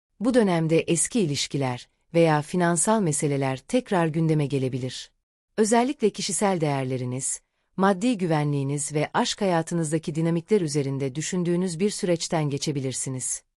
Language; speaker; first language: Turkish; native; Turkish